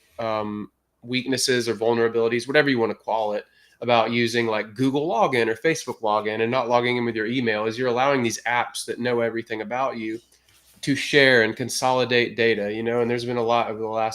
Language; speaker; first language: English; native; English